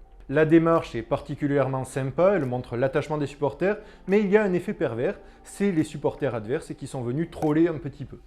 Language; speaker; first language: French; native; French